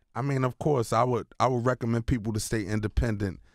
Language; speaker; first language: English; native; English